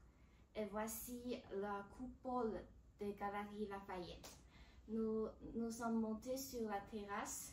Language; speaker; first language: French; non-native, learner; Chinese